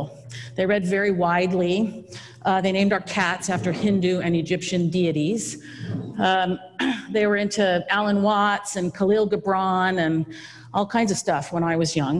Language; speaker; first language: English; native; English